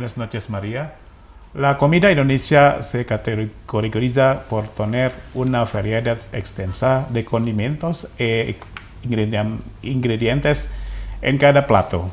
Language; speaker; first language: Spanish; non-native, fluent; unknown